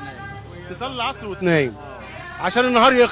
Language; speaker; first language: Arabic; native; Arabic